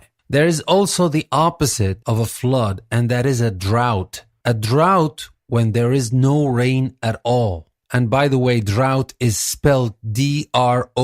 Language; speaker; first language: English; non-native, fluent; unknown